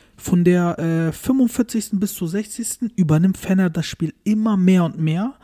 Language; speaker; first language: German; early bilingual, other home language; Turkish